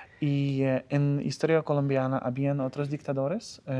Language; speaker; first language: Spanish; non-native, fluent; Ukrainian